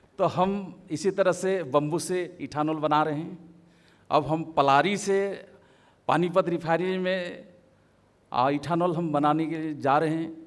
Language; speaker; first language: Hindi; non-native, local second language; Assamese